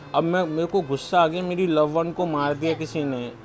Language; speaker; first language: Hindi; native; Hindi